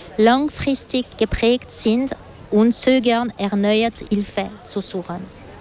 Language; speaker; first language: German; non-native, local second language; French